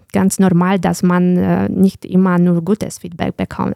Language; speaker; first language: German; non-native, fluent; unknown